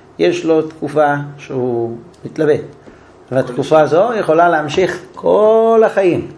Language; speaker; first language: Hebrew; native; Hebrew